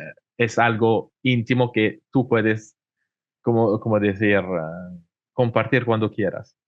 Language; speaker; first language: Spanish; non-native, fluent; Arabic